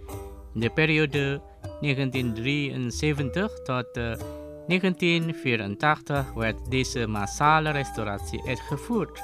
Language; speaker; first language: Dutch; non-native, fluent; Indonesian